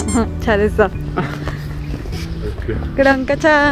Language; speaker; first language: Korean; non-native, learner; Spanish